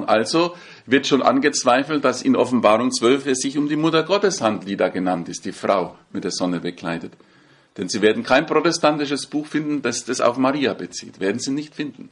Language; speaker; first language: German; native; German